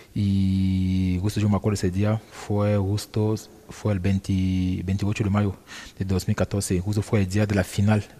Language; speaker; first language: Spanish; non-native, fluent; French